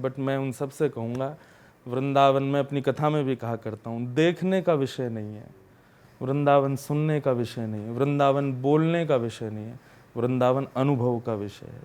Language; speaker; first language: Hindi; native; Hindi